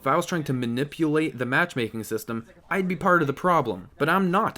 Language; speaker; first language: English; native; English